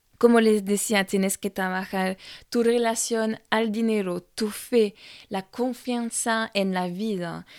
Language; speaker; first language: Spanish; non-native, fluent; French